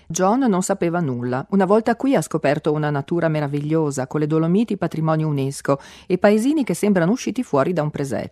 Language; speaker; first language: Italian; native; Italian